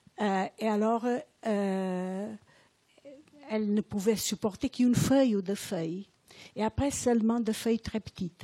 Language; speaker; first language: French; non-native, fluent; Portuguese